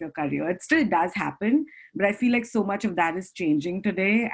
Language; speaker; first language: English; non-native, local second language; Hindi